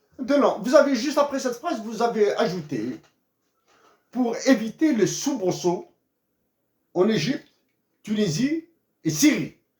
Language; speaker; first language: French; non-native, local second language; Kabyle